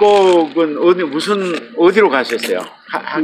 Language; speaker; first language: Korean; native; Korean